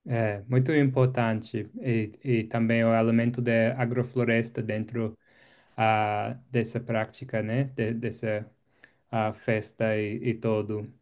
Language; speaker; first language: Portuguese; non-native, fluent; English